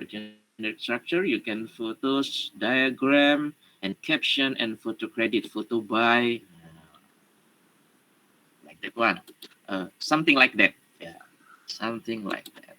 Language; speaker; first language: English; non-native, learner; Indonesian